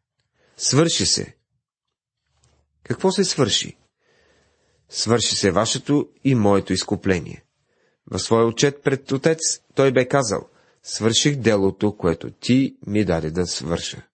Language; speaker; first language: Bulgarian; native; Bulgarian